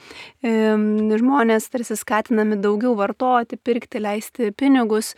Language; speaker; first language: Lithuanian; native; Lithuanian